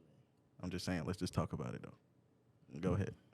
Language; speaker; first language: English; native; English